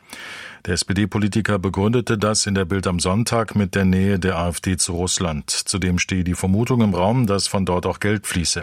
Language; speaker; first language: German; native; German